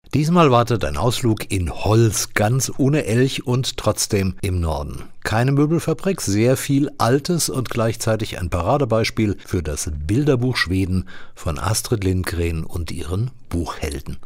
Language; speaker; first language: German; native; German